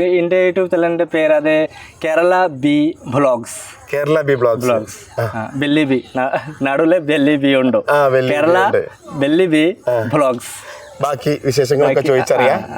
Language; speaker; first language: Malayalam; non-native, fluent; Bangla